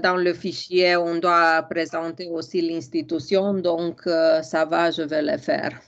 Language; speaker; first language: French; non-native, fluent; Romanian